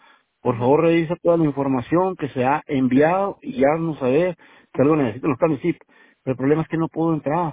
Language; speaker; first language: Spanish; native; Spanish